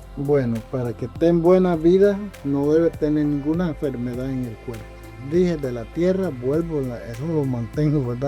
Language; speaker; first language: Spanish; non-native, local second language; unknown